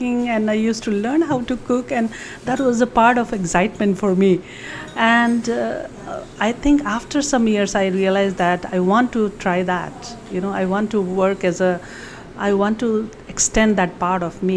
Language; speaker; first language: English; non-native, local second language; Nepali